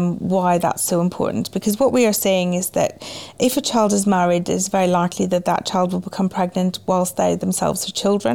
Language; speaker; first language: English; native; English